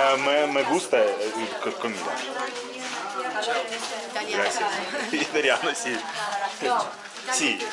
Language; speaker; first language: Spanish; non-native, learner; Russian